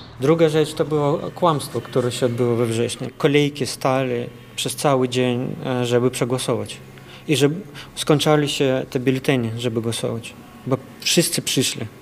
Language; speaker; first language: Polish; non-native, fluent; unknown